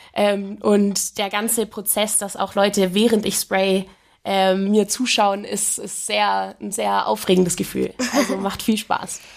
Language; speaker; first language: German; native; German